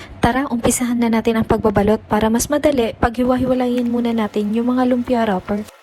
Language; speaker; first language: Filipino; non-native, local second language; Bikol